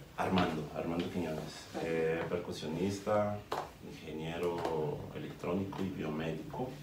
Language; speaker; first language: Portuguese; non-native, fluent; Spanish